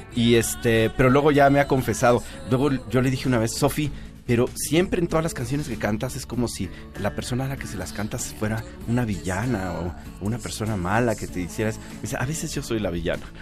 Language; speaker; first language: Spanish; native; Spanish